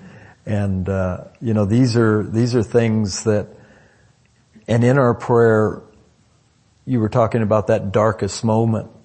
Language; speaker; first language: English; native; English